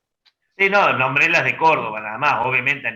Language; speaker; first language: Spanish; native; Spanish